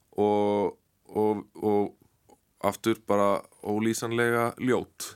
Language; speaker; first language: Icelandic; native; Icelandic